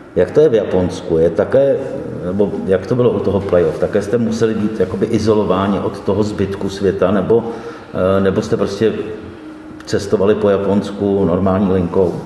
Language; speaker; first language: Czech; native; Czech